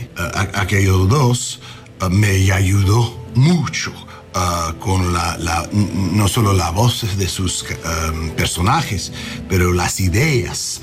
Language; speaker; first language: Spanish; non-native, learner; English